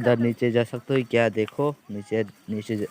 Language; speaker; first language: Hindi; non-native, local second language; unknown